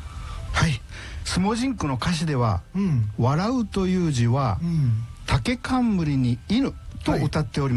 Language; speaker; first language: Japanese; native; Japanese